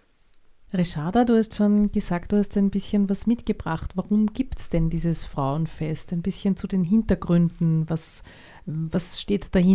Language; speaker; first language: German; native; German